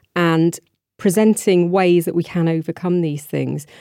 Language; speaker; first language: English; native; English